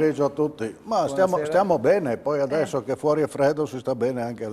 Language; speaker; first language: Italian; native; Italian